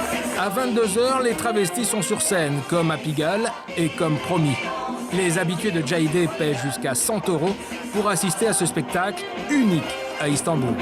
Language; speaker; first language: French; native; French